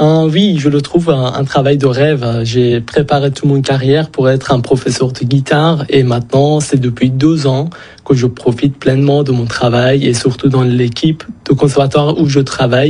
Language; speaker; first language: French; non-native, fluent; Persian